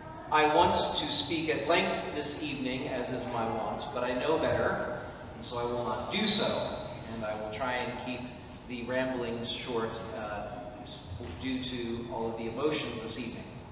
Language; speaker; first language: English; native; English